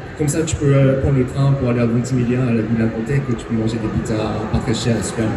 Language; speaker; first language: French; non-native, fluent; Japanese